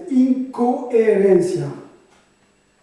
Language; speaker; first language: Spanish; non-native, fluent; French